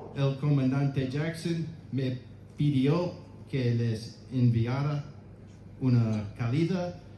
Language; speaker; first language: Spanish; non-native, learner; English